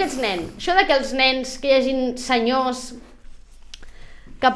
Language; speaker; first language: Catalan; native; Catalan